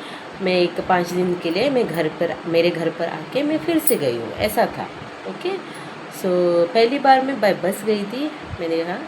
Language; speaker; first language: Hindi; non-native, local second language; Konkani